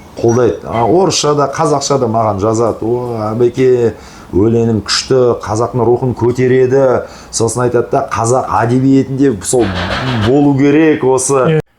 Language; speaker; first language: Kazakh; early bilingual, heritage; Kazakh